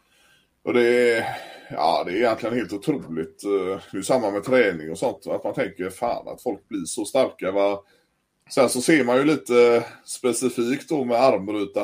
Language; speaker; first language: Swedish; native; Swedish